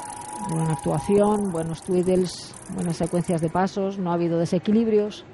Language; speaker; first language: Spanish; native; Spanish